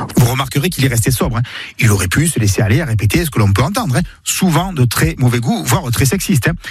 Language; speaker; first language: French; native; French